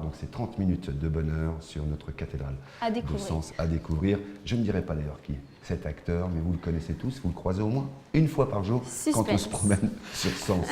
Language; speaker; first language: French; native; French